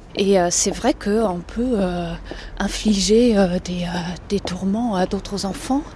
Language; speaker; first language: French; non-native, fluent; German